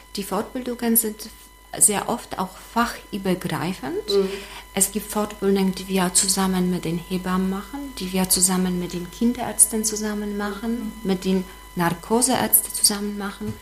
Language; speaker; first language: German; non-native, fluent; Polish